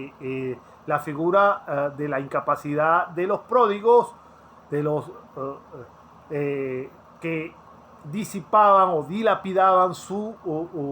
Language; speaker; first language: Spanish; native; Spanish